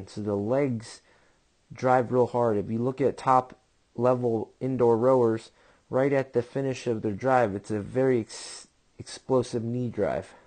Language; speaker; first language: English; native; English